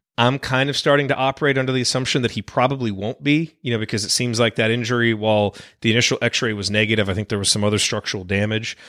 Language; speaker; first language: English; native; English